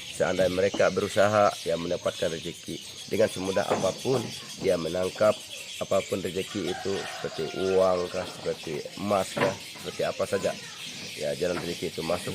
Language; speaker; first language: Indonesian; non-native, local second language; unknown